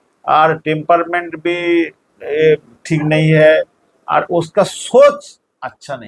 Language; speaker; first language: Hindi; non-native, local second language; Bangla